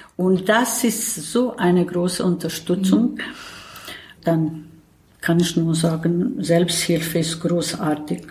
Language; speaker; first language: German; non-native, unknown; Bosnian